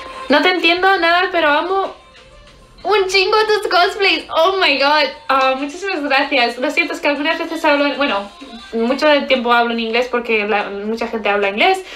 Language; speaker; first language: Spanish; early bilingual, heritage; Spanish